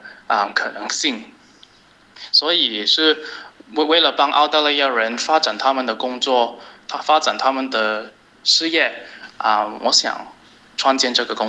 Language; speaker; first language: Chinese; non-native, fluent; English